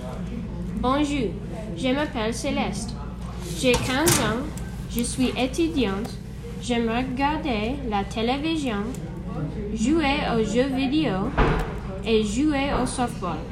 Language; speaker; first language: French; non-native, learner; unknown